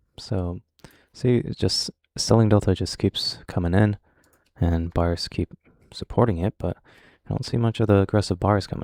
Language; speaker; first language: English; native; English